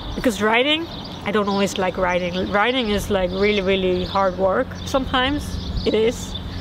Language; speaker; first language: English; non-native, fluent; Dutch